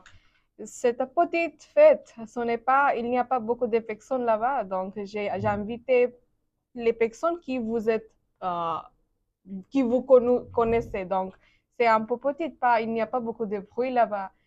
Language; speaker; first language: French; non-native, learner; Bangla